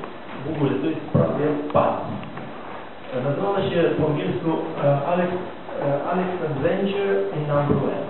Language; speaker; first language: Polish; non-native, learner; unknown